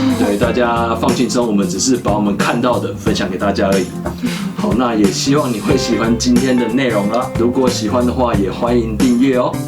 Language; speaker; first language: Chinese; native; Chinese